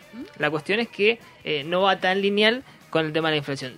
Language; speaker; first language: Spanish; native; Spanish